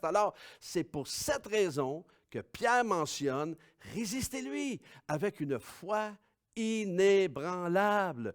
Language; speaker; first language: French; native; French